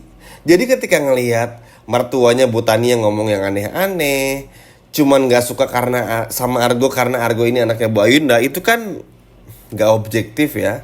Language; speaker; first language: Indonesian; native; Indonesian